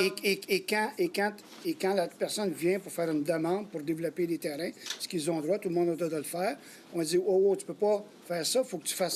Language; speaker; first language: French; native; French